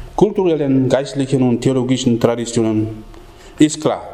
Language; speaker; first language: German; non-native, fluent; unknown